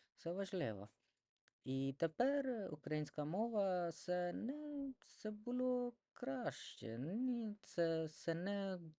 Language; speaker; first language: Ukrainian; non-native, learner; Odia